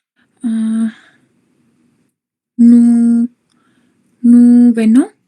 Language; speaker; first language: French; non-native, learner; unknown